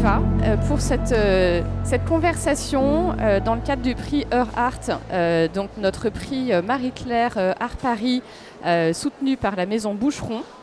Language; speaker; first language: French; native; French